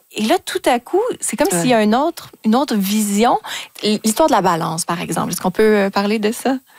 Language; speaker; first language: French; native; French